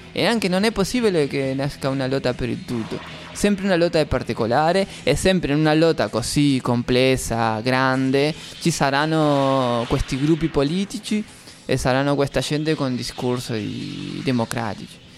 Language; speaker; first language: Italian; non-native, fluent; Spanish